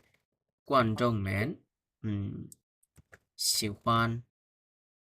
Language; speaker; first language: Chinese; non-native, fluent; Bangla